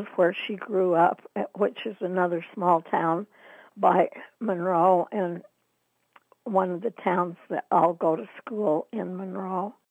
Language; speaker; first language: English; native; English